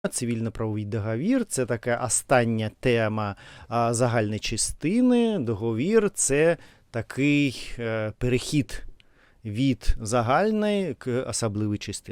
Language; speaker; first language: Ukrainian; non-native, learner; Russian